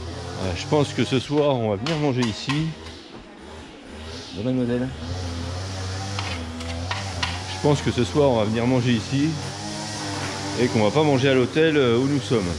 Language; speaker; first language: French; native; French